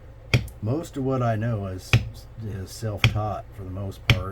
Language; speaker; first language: English; native; English